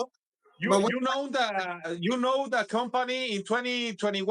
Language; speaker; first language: English; non-native, learner; Spanish